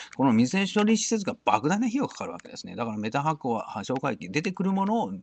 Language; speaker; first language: Japanese; native; Japanese